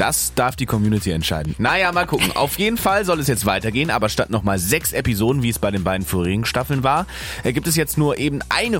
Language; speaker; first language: German; native; German